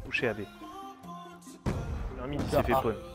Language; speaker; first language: French; native; French